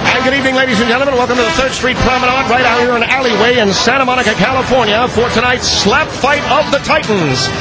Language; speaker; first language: English; native; English